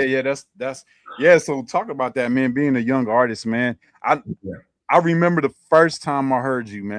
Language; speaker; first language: English; native; English